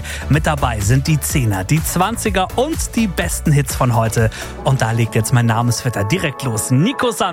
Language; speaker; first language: German; native; German